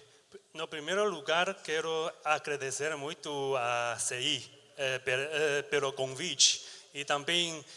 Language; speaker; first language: Portuguese; non-native, learner; Chinese